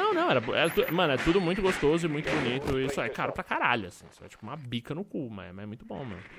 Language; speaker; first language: Portuguese; native; Portuguese